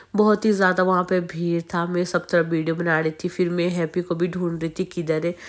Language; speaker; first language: Hindi; non-native, local second language; Bangla